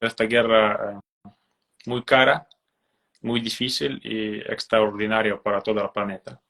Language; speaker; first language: Spanish; non-native, fluent; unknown